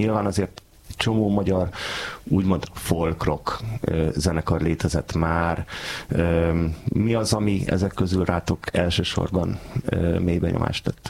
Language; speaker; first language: Hungarian; native; Hungarian